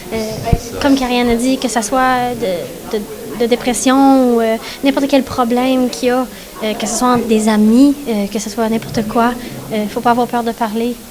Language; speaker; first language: French; native; French